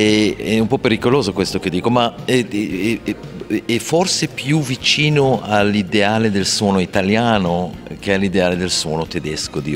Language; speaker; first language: Italian; non-native, fluent; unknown